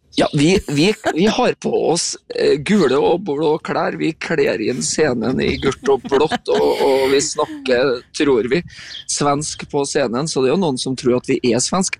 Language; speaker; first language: Norwegian; native; Norwegian